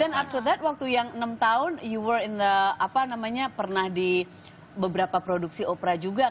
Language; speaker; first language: Indonesian; native; Indonesian